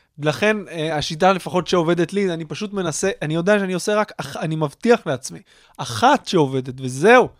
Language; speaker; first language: Hebrew; native; Hebrew